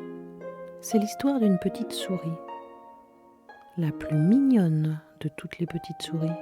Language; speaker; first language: French; native; French